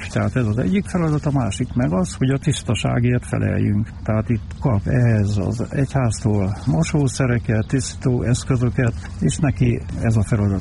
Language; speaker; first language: Hungarian; native; Hungarian